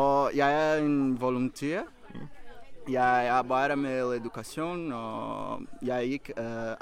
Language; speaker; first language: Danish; non-native, learner; Portuguese